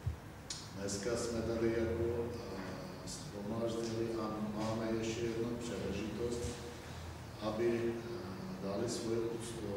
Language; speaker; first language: Czech; non-native, fluent; Armenian